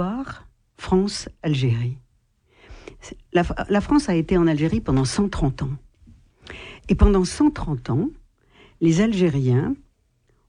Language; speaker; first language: French; native; French